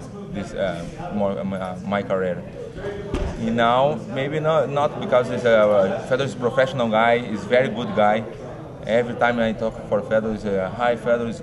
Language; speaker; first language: English; non-native, learner; Portuguese